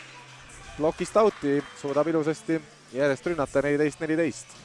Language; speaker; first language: Estonian; native; Estonian